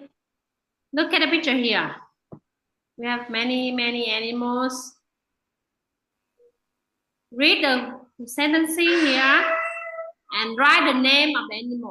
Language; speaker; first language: English; non-native, fluent; Vietnamese